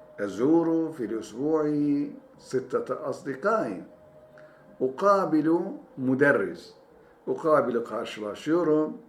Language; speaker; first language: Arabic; non-native, fluent; Turkish